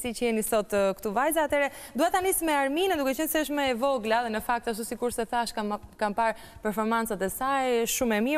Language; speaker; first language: Albanian; native; Albanian